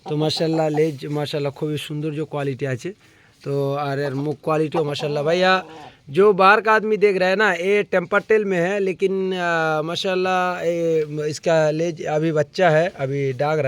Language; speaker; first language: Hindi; non-native, local second language; Bangla